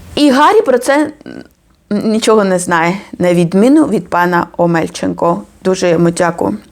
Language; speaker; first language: Ukrainian; non-native, fluent; Georgian